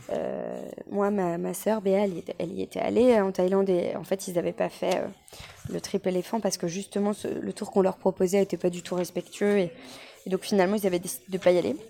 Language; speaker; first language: French; native; French